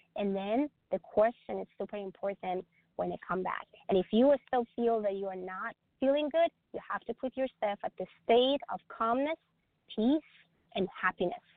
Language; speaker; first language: English; non-native, fluent; Persian